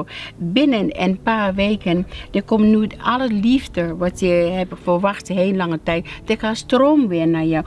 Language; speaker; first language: Dutch; non-native, learner; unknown